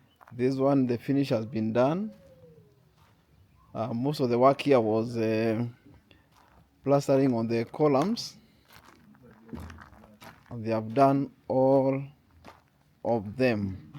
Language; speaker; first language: English; non-native, local second language; Swahili